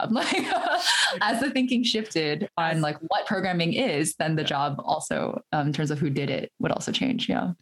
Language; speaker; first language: English; early bilingual, other home language; Chinese